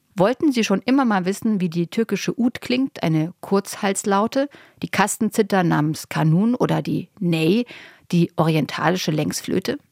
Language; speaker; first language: German; native; German